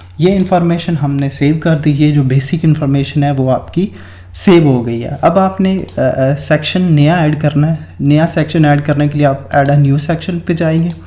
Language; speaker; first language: Urdu; non-native, local second language; Punjabi